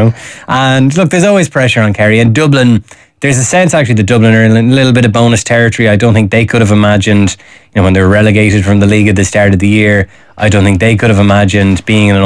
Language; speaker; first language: English; native; English